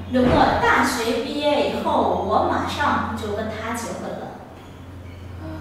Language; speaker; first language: Chinese; non-native, fluent; Vietnamese